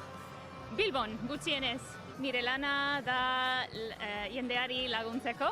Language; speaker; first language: Basque; non-native, fluent; English